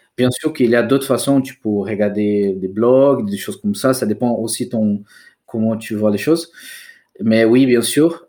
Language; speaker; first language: French; non-native, fluent; Portuguese